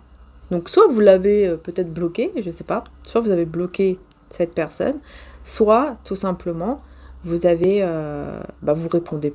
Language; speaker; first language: French; native; French